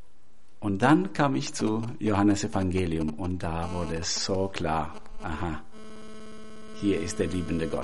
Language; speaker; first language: German; non-native, fluent; Albanian